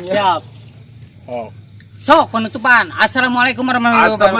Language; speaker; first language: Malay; non-native, local second language; Sundanese